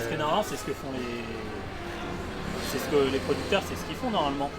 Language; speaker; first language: French; native; French